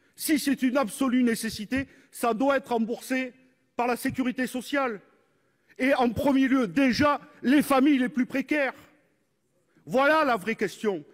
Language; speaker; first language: French; native; French